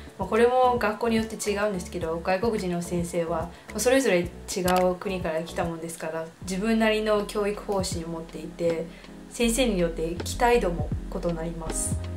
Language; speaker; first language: Japanese; early bilingual, heritage; Japanese